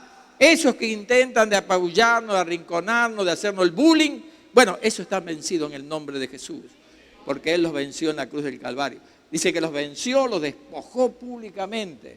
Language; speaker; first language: Spanish; native; Spanish